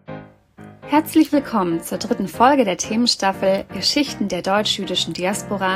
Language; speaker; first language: German; native; German